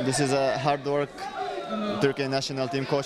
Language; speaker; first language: English; non-native, learner; Turkish